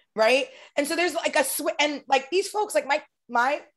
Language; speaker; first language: English; native; English